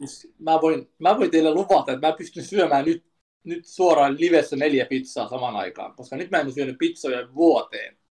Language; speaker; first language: Finnish; early bilingual, other home language; Kurdish